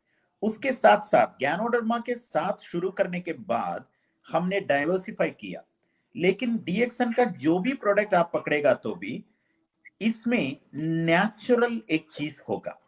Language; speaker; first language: Hindi; non-native, fluent; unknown